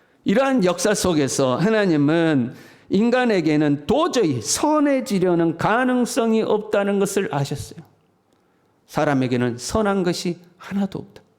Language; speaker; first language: Korean; native; Korean